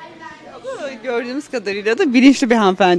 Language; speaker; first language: Turkish; native; Turkish